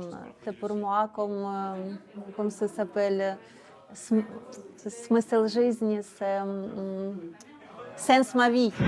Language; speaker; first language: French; non-native, learner; Ukrainian